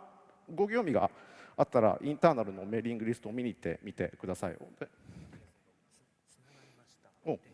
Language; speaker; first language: Japanese; native; Japanese